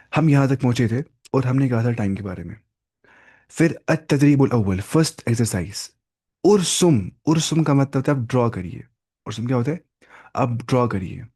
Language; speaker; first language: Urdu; non-native, local second language; Kashmiri